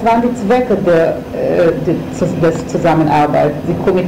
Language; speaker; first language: German; non-native, fluent; Hebrew